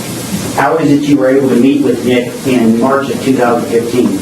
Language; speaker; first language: English; native; English